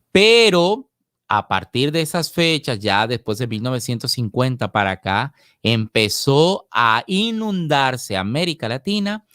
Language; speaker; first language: Spanish; native; Spanish